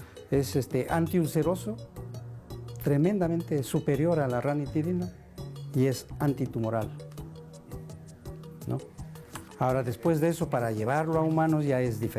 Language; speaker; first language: Spanish; native; Spanish